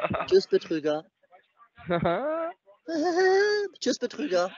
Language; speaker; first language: German; native; German